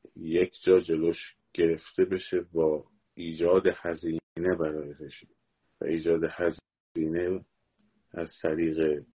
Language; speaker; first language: Persian; native; Persian